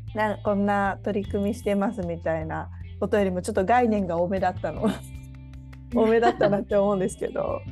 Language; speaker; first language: Japanese; native; Japanese